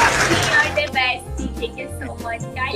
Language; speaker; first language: English; non-native, learner; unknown